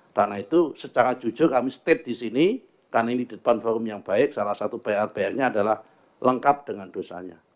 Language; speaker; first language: Indonesian; native; Indonesian